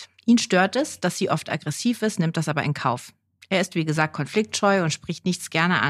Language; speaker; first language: German; native; German